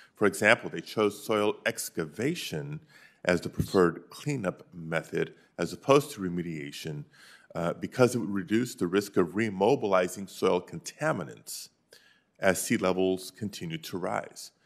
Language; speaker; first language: English; native; English